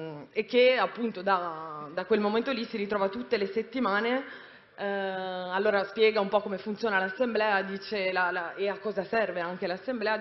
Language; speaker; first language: Italian; native; Italian